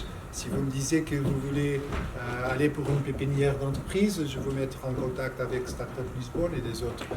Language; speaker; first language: French; non-native, fluent; Portuguese